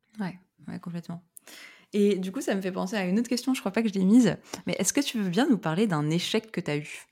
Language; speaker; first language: French; native; French